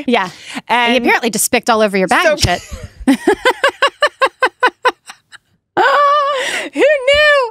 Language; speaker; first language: English; native; English